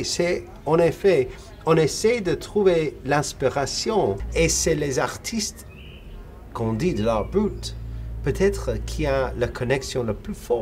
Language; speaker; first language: French; non-native, fluent; English